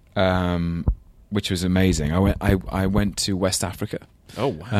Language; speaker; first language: English; native; English